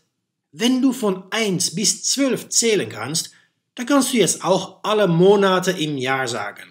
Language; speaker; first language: German; non-native, fluent; Dutch